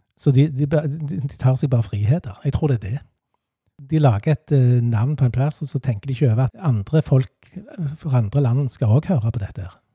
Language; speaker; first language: Norwegian; native; Norwegian